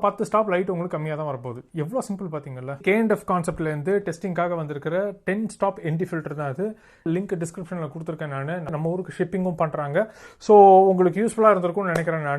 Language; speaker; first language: Tamil; native; Tamil